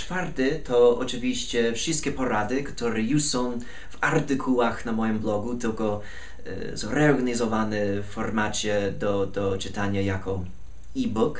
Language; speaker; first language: Polish; non-native, fluent; English